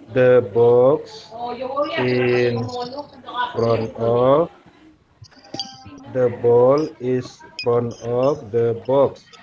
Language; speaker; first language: English; non-native, learner; Indonesian